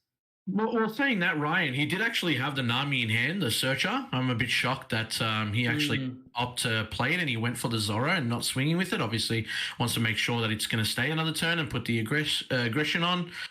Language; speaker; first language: English; native; English